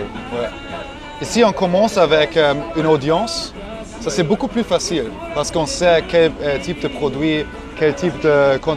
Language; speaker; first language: French; non-native, learner; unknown